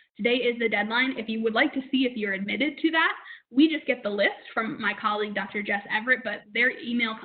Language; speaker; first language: English; native; English